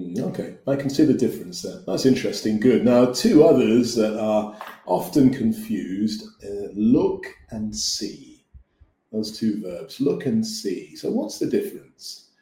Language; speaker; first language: English; native; English